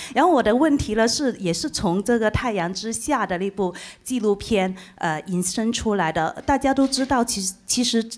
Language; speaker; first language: Chinese; non-native, local second language; Cantonese